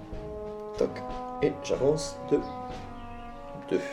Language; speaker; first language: French; native; French